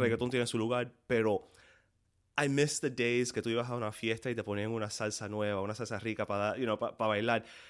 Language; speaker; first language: Spanish; early bilingual, heritage; Spanish